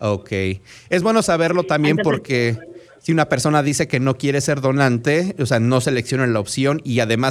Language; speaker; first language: Spanish; native; Spanish